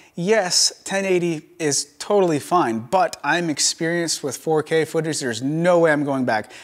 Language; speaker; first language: English; native; English